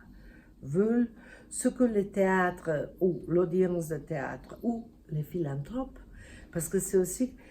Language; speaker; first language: French; non-native, fluent; Serbian